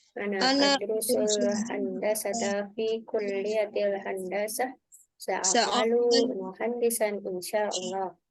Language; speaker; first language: Arabic; non-native, learner; Indonesian